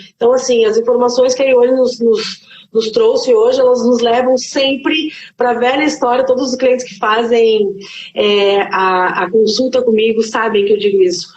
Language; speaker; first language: Portuguese; native; Portuguese